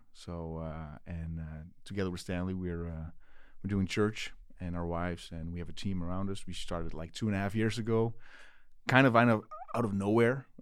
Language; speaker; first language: English; non-native, fluent; Dutch